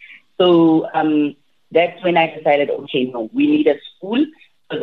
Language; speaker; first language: English; non-native, local second language; Tswana